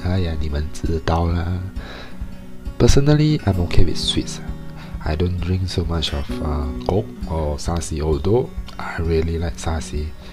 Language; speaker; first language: English; non-native, local second language; Chinese